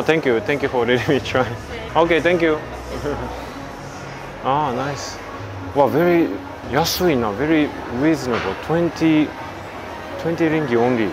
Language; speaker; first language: English; non-native, fluent; Japanese